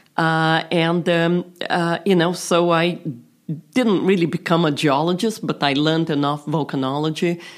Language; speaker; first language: English; non-native, fluent; Portuguese